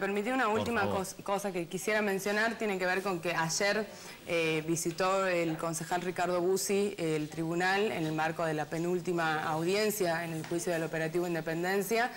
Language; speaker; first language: Spanish; native; Spanish